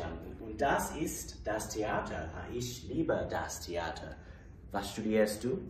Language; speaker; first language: German; non-native, learner; English